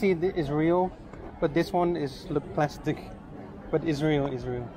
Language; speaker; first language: English; non-native, learner; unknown